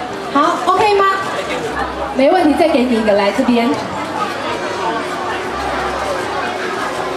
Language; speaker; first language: Chinese; native; Chinese